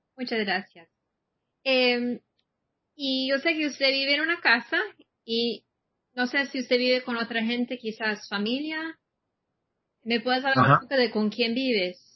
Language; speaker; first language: Spanish; non-native, fluent; English